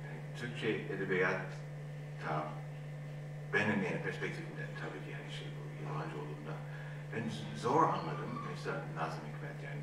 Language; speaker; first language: Turkish; non-native, learner; English